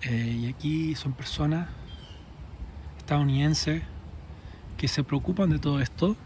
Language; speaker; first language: Spanish; early bilingual, heritage; English